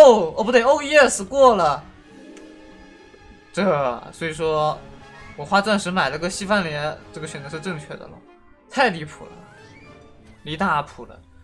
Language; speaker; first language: Chinese; native; Chinese